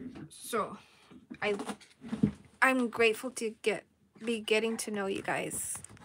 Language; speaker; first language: English; native; English